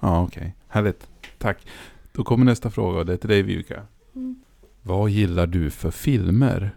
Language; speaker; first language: Swedish; native; Swedish